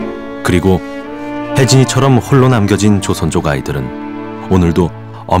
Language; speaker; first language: Korean; native; Korean